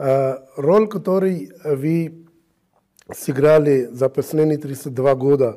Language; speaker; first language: Russian; non-native, fluent; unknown